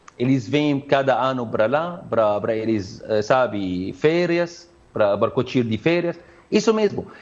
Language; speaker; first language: Portuguese; non-native, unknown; Arabic